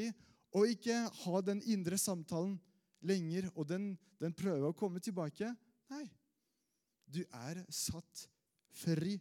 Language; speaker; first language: Norwegian; non-native, fluent; French